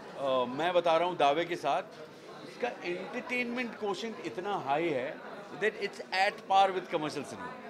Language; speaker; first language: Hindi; native; Hindi